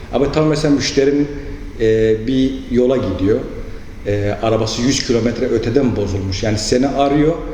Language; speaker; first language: Turkish; non-native, local second language; Kurdish